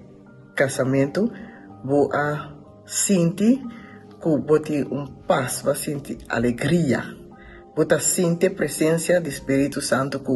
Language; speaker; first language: Spanish; non-native, learner; Papiamento